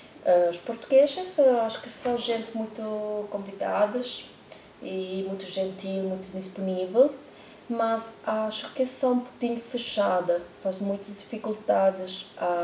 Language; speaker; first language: Portuguese; non-native, learner; Italian